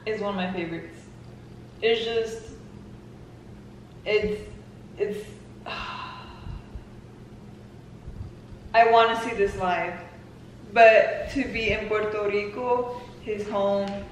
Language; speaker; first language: English; early bilingual, other home language; Spanish